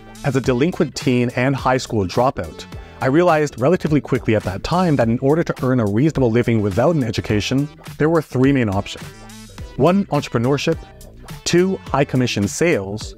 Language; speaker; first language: English; native; English